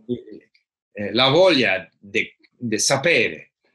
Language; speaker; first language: Italian; non-native, learner; English